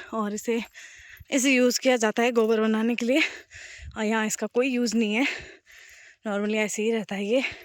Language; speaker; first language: Hindi; non-native, local second language; Garhwali